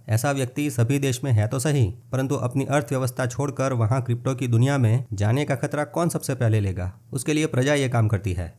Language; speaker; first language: Hindi; non-native, local second language; Gujarati